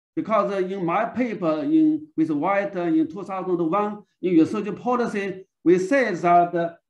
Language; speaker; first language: English; non-native, learner; Chinese